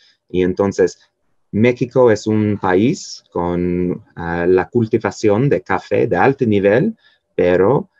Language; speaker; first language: Spanish; non-native, fluent; English